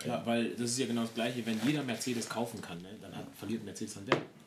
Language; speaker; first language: German; native; German